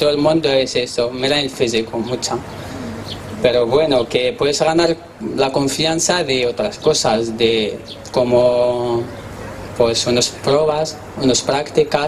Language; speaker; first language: Spanish; non-native, learner; Arabic